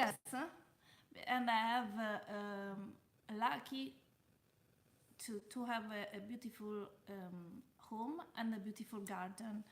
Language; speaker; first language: English; non-native, learner; Italian